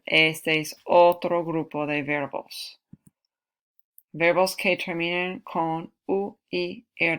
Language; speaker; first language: Spanish; non-native, fluent; English